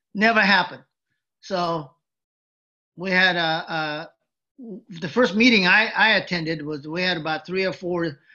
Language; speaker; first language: English; early bilingual, other home language; Japanese